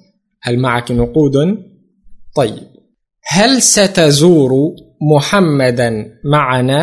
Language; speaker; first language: Arabic; non-native, fluent; Indonesian